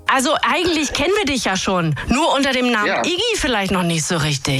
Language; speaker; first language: German; native; German